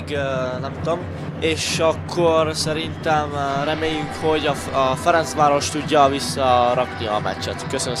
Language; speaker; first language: Hungarian; early bilingual, heritage; Hungarian